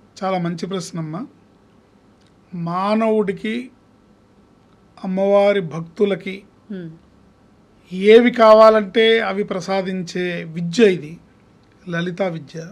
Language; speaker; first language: Telugu; native; Telugu